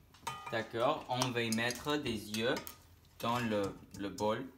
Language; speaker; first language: French; non-native, learner; English